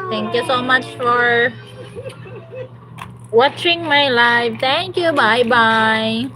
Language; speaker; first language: English; non-native, local second language; Cebuano